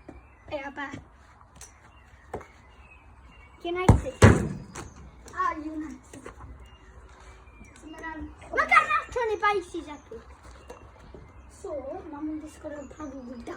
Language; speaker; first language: Welsh; native; Welsh